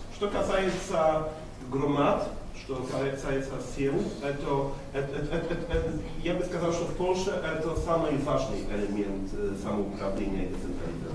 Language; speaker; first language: Russian; non-native, fluent; Polish